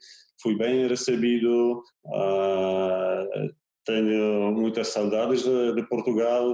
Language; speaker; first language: Portuguese; non-native, fluent; Polish